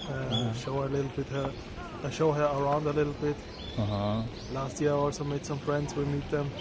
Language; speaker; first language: English; non-native, fluent; German